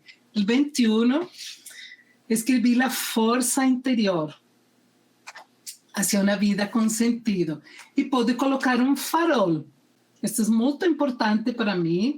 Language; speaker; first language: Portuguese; non-native, fluent; Spanish